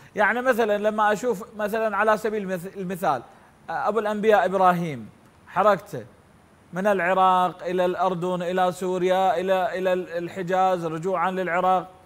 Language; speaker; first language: Arabic; native; Arabic